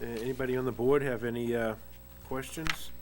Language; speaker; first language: English; native; English